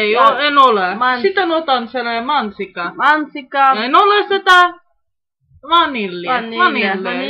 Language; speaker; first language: Finnish; non-native, learner; Estonian